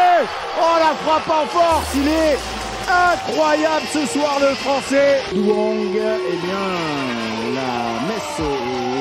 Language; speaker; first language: French; native; French